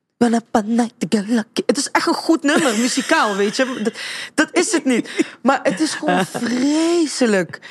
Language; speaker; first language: Dutch; early bilingual, other home language; Riffian